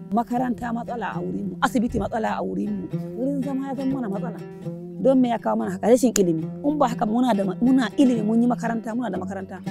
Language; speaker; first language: Hausa; non-native, local second language; Fula